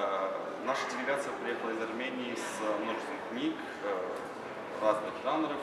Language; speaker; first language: Russian; non-native, fluent; Armenian